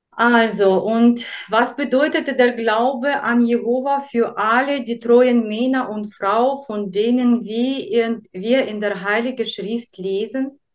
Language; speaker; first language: German; non-native, fluent; Russian